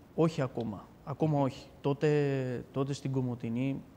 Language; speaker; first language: Greek; early bilingual, other home language; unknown